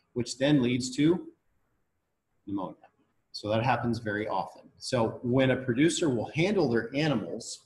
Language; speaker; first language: English; native; English